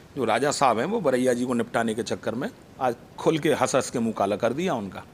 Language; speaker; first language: Hindi; native; Hindi